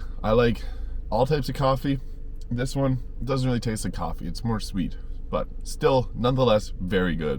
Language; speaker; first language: English; native; English